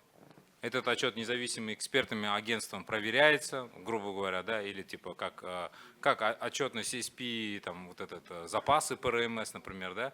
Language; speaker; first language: Russian; native; Russian